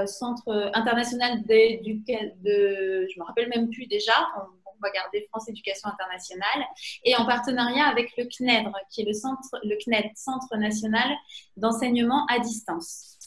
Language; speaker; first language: French; native; French